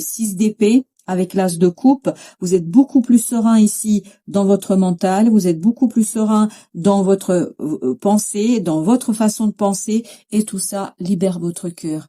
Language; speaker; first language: French; native; French